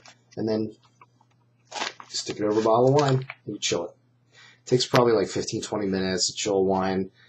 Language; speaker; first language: English; native; English